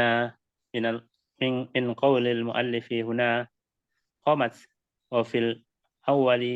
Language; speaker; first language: Arabic; non-native, learner; Indonesian